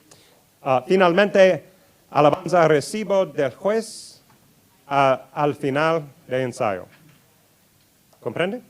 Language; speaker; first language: Spanish; non-native, learner; English